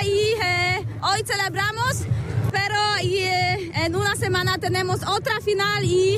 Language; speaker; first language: Spanish; non-native, learner; Polish